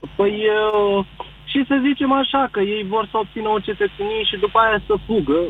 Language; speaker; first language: Romanian; early bilingual, heritage; Arabic